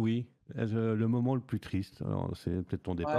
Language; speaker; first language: French; native; French